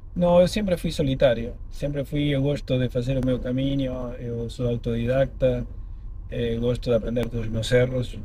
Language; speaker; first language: Portuguese; non-native, fluent; Spanish